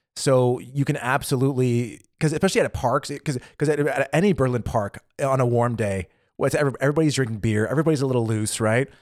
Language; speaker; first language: English; native; English